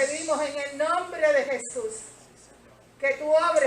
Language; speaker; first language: Spanish; native; Spanish